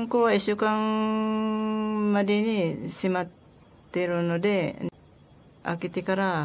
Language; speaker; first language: Japanese; non-native, learner; Filipino